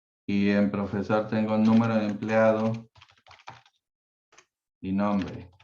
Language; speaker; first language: Spanish; native; Spanish